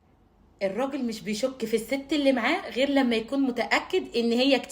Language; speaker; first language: Arabic; native; Arabic